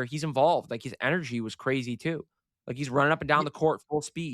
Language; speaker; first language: English; native; English